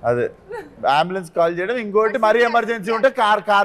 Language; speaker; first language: Telugu; native; Telugu